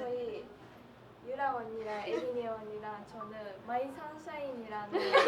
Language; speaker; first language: Korean; non-native, learner; Japanese